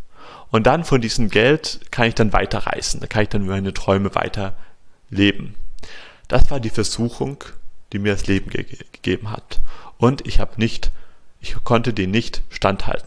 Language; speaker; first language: German; native; German